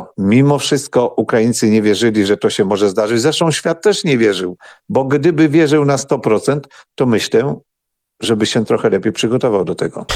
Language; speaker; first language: Polish; non-native, local second language; Ukrainian